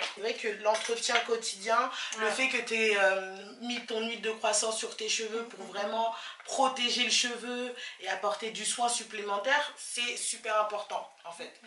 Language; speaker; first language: French; native; French